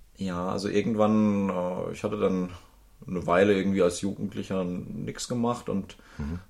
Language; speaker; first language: German; native; German